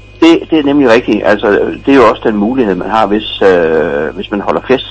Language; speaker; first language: Danish; native; Danish